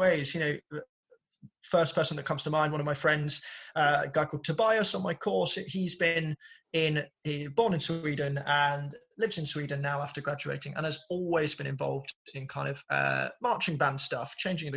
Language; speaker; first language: English; native; English